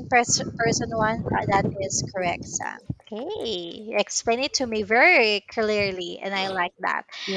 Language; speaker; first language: English; non-native, local second language; Filipino